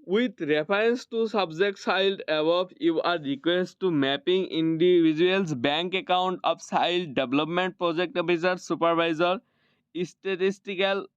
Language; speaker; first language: English; non-native, local second language; Assamese